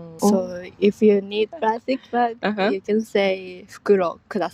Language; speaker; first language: English; non-native, fluent; Japanese